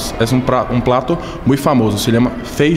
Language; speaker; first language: Spanish; non-native, fluent; Portuguese